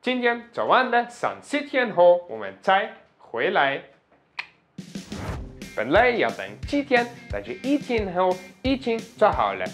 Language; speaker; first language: Chinese; non-native, fluent; German